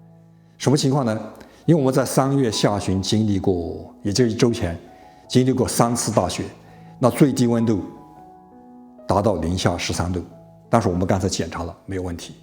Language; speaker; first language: Chinese; native; Chinese